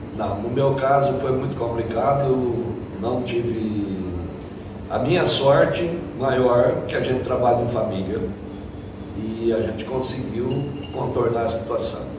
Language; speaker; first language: Portuguese; native; Portuguese